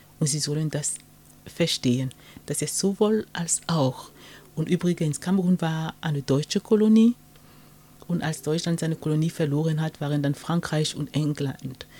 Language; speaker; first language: German; non-native, fluent; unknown